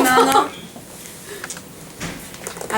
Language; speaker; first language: Spanish; non-native, learner; English